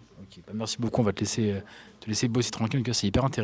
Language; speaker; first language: French; native; French